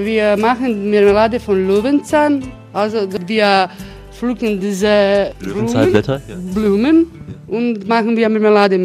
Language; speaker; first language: German; non-native, fluent; Croatian